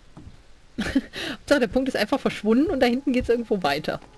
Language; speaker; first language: German; native; German